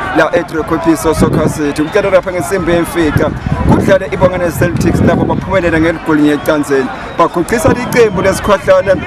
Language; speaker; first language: Zulu; non-native, local second language; Swati